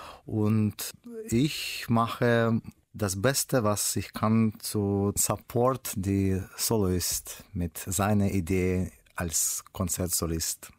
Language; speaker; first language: German; non-native, learner; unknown